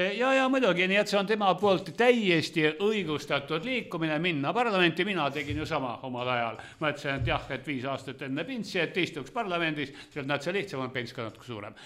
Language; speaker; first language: Estonian; non-native, local second language; Russian